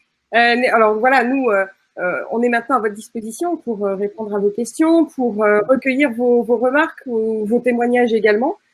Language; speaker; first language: French; native; French